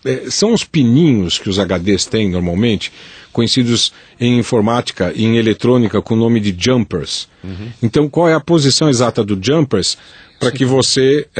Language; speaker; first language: Portuguese; native; Portuguese